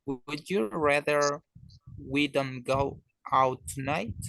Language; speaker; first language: English; non-native, learner; Spanish